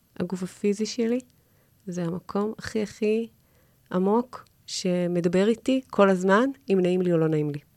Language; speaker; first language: Hebrew; native; Hebrew